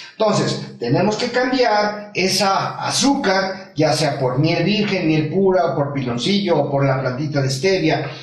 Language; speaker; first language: Spanish; native; Spanish